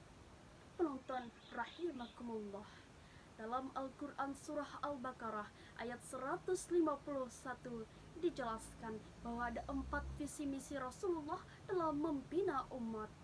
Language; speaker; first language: Indonesian; native; Indonesian